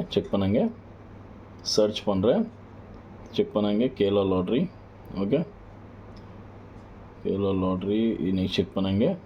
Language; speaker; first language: Tamil; non-native, learner; Kannada